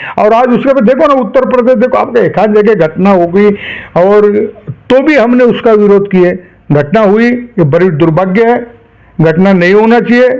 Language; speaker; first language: Hindi; non-native, local second language; Marathi